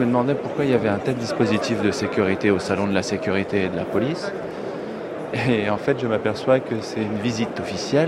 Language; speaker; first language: French; native; French